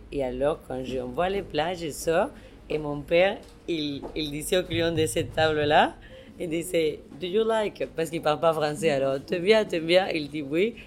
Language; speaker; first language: French; non-native, fluent; Spanish